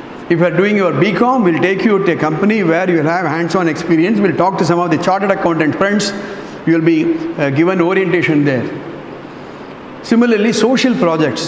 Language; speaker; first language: English; non-native, local second language; Tamil